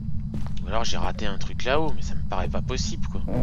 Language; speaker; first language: French; native; French